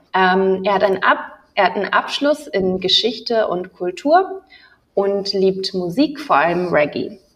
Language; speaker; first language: German; native; German